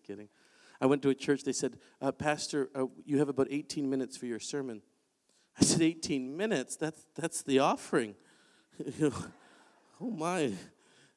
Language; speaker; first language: English; native; English